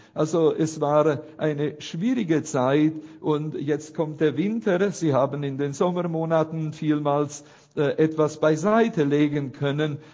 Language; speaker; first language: German; non-native, fluent; Romanian